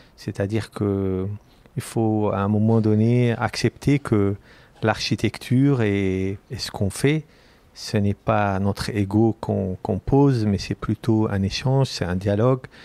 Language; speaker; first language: French; non-native, local second language; Arabic